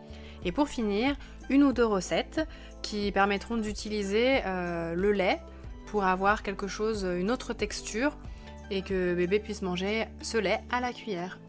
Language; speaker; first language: French; native; French